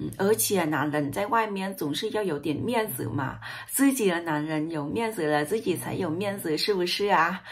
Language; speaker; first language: Chinese; non-native, fluent; Vietnamese